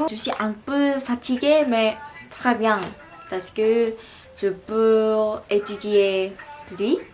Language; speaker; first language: French; non-native, learner; Korean